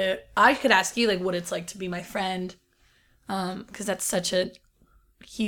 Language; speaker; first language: English; native; English